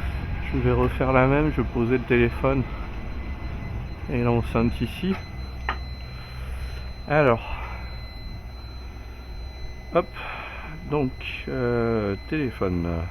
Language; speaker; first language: French; native; French